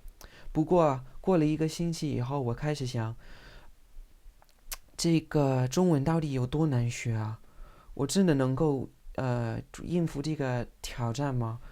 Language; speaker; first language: Chinese; non-native, fluent; English